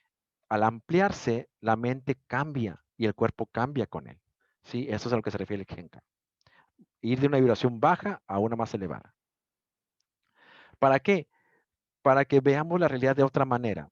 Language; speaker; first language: Spanish; native; Spanish